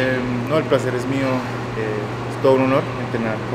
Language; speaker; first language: Portuguese; non-native, learner; Spanish